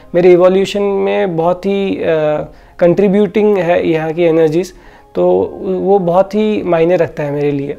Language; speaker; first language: Hindi; non-native, local second language; Odia